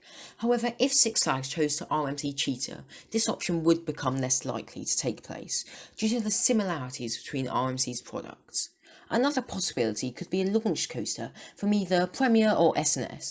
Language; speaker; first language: English; native; English